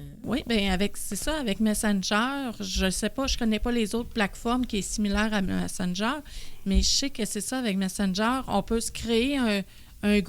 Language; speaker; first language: French; native; French